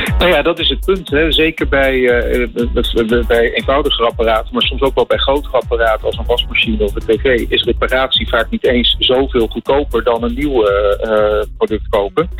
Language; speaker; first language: Dutch; native; Dutch